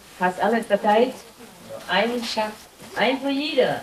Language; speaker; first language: German; non-native, learner; Vietnamese